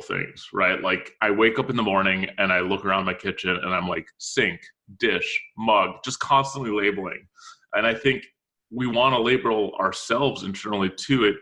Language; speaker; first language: English; native; English